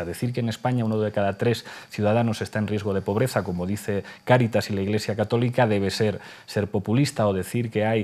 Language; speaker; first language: Spanish; native; Spanish